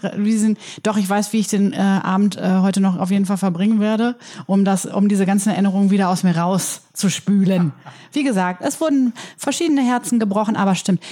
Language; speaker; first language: German; native; German